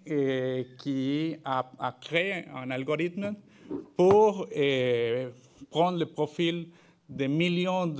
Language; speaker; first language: French; non-native, fluent; Spanish